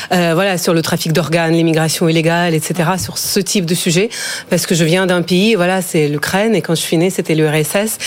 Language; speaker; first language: French; non-native, fluent; Ukrainian